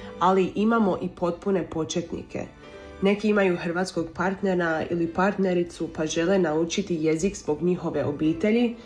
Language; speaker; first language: Serbian; early bilingual, heritage; Croatian